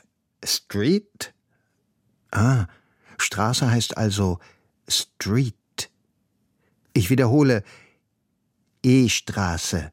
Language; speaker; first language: German; non-native, fluent; Persian